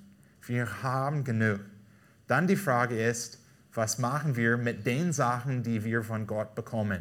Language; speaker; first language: German; non-native, fluent; English